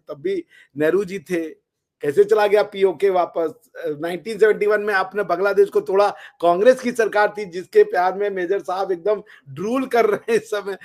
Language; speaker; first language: Hindi; native; Hindi